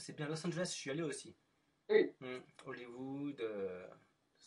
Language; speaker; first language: French; non-native, fluent; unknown